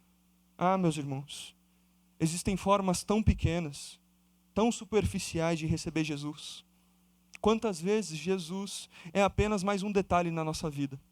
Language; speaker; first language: Portuguese; native; Portuguese